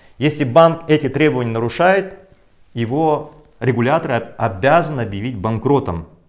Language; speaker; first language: Russian; non-native, local second language; Kazakh